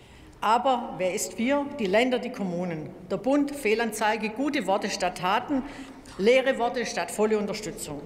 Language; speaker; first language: German; native; German